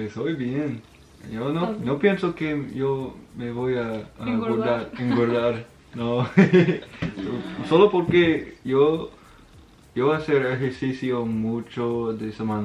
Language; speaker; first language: Spanish; non-native, learner; English